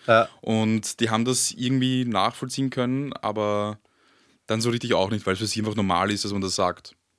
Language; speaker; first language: German; early bilingual, other home language; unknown